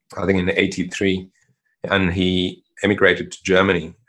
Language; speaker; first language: English; non-native, fluent; German